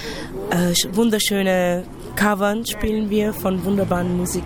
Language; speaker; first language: German; native; German